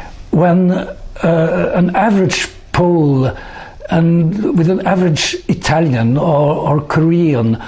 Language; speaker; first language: English; non-native, fluent; French